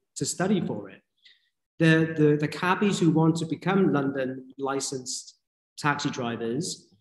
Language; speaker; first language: English; native; English